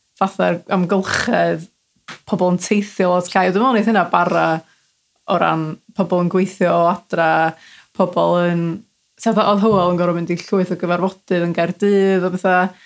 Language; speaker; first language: Welsh; native; Welsh